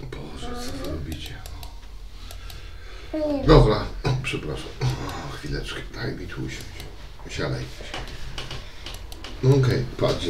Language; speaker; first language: Polish; native; Polish